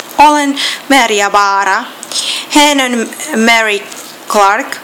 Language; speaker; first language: Finnish; non-native, learner; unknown